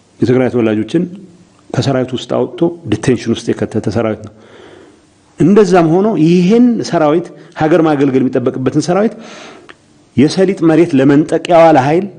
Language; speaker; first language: Amharic; non-native, local second language; Tigrinya